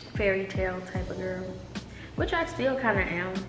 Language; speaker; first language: English; native; English